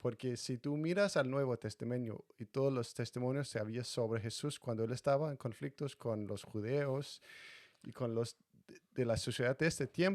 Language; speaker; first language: Spanish; non-native, fluent; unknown